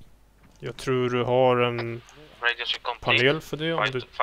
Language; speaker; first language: Swedish; native; Swedish